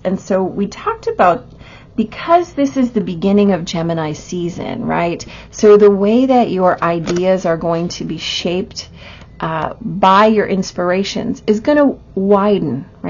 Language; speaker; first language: English; native; English